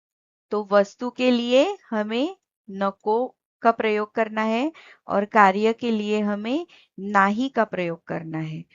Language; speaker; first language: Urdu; non-native, local second language; Marathi